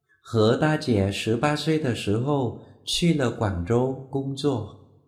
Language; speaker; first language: Chinese; non-native, fluent; Vietnamese